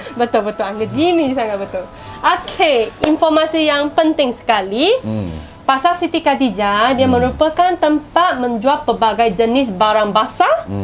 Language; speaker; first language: Malay; non-native, local second language; Chinese